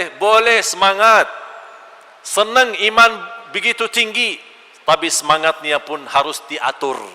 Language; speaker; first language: Malay; non-native, fluent; Arabic